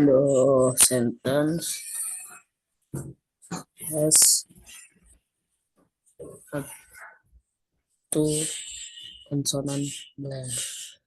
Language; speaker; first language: English; non-native, learner; Indonesian